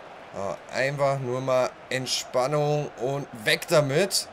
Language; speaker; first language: German; native; German